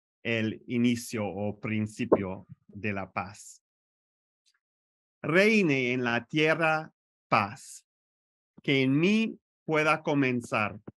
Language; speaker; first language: Spanish; non-native, fluent; French